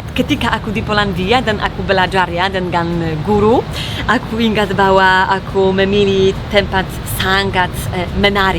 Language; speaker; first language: Indonesian; non-native, fluent; Polish